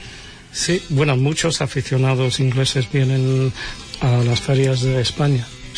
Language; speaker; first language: Spanish; non-native, fluent; English